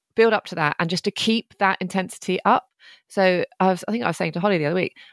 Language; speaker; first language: English; native; English